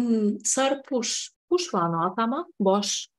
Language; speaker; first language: Japanese; non-native, fluent; Tatar